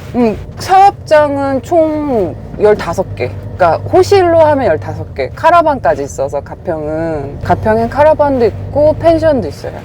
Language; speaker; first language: Korean; native; Korean